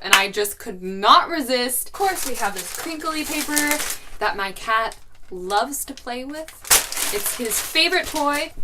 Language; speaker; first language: English; native; English